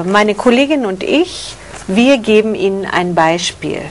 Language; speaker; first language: German; native; German